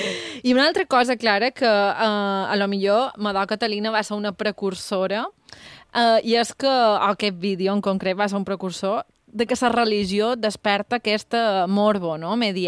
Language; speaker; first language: Catalan; native; Catalan